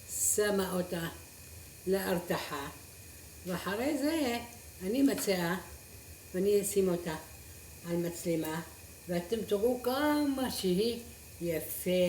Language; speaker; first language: Hebrew; non-native, fluent; Arabic